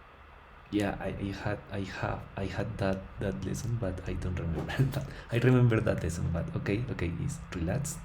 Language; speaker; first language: English; non-native, learner; Spanish